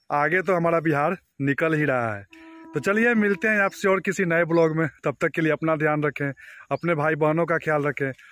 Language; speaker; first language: Hindi; native; Hindi